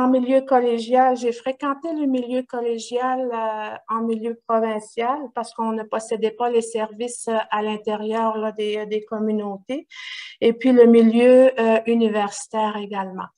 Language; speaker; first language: French; non-native, local second language; Innu-aimun